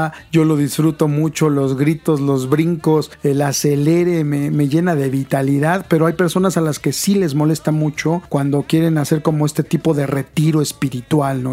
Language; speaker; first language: Spanish; native; Spanish